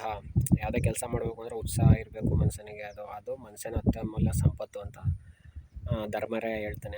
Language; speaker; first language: Kannada; native; Kannada